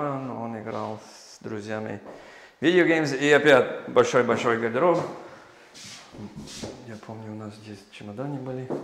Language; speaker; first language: Russian; non-native, learner; English